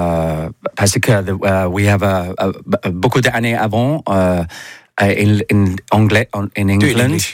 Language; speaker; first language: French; non-native, learner; English